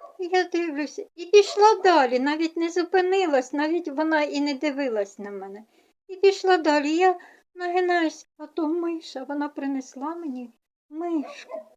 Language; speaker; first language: Ukrainian; non-native, local second language; Russian